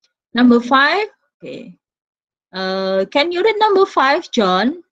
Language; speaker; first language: English; non-native, fluent; Indonesian